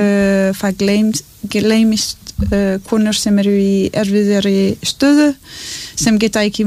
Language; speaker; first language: Icelandic; non-native, learner; French